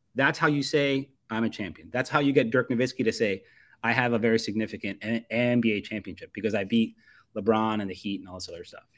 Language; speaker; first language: English; native; English